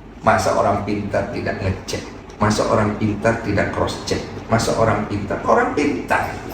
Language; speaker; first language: Indonesian; native; Indonesian